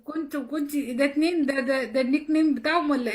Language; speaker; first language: Arabic; native; Arabic